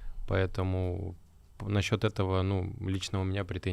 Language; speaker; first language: Russian; native; Russian